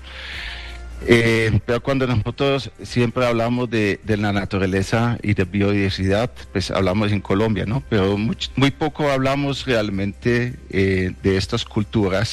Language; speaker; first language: Spanish; non-native, fluent; Dutch